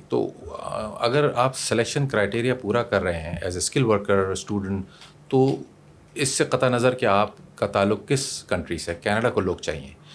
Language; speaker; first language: Urdu; native; Urdu